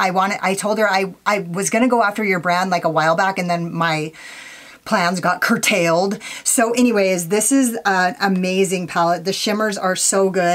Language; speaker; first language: English; native; English